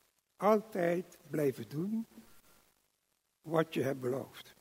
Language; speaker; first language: Dutch; non-native, local second language; English